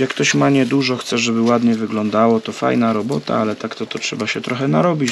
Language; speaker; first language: Polish; native; Polish